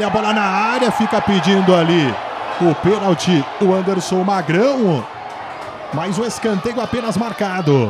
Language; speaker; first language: Portuguese; native; Portuguese